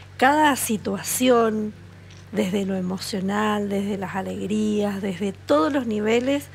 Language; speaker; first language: Spanish; native; Spanish